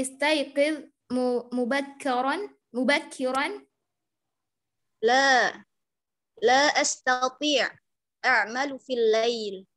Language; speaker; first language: Arabic; non-native, learner; Indonesian